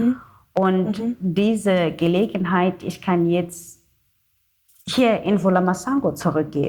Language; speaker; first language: German; non-native, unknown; Xhosa